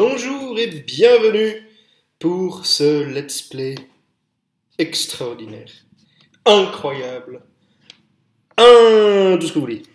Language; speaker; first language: French; native; French